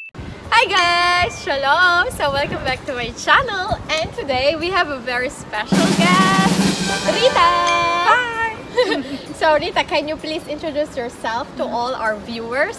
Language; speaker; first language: English; non-native, fluent; Filipino